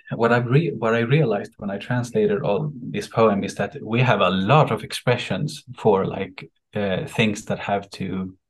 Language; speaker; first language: English; non-native, fluent; Swedish